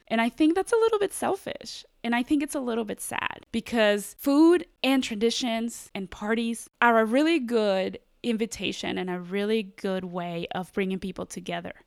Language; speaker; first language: English; early bilingual, other home language; Spanish